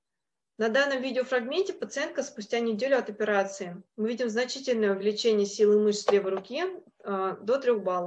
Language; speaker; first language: Russian; native; Russian